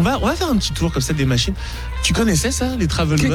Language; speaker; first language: French; native; French